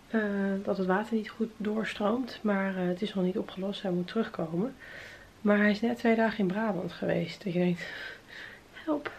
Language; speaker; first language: Dutch; native; Dutch